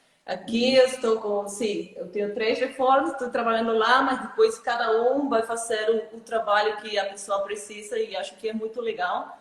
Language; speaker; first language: Portuguese; non-native, fluent; Spanish